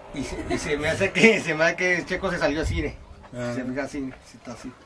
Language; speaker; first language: Spanish; native; Spanish